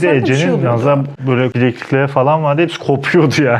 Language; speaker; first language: Turkish; native; Turkish